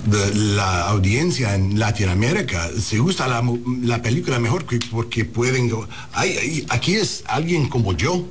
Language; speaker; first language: Spanish; non-native, learner; English